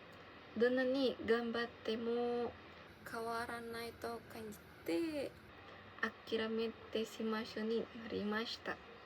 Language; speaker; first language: Japanese; non-native, learner; Indonesian